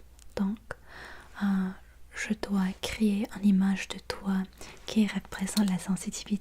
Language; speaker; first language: French; non-native, learner; English